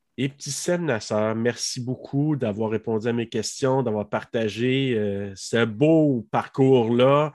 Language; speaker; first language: French; native; French